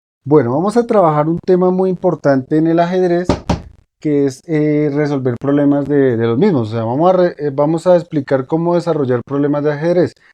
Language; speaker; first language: Spanish; native; Spanish